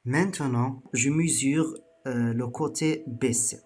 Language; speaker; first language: French; non-native, local second language; Arabic